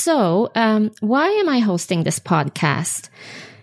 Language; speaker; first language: English; non-native, fluent; Swedish